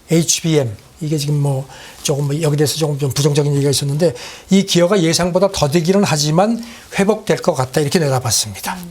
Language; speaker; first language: Korean; native; Korean